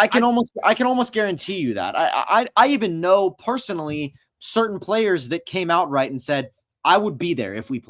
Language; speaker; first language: English; native; English